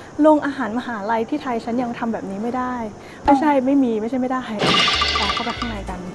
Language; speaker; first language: Thai; native; Thai